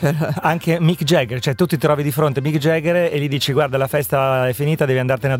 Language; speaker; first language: Italian; native; Italian